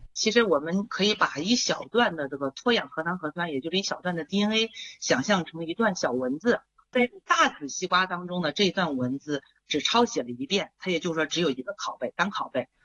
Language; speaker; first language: Chinese; native; Chinese